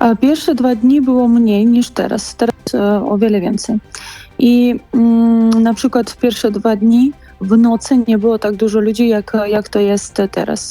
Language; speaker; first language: Polish; non-native, fluent; Georgian